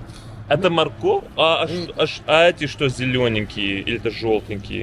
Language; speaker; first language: Russian; non-native, fluent; English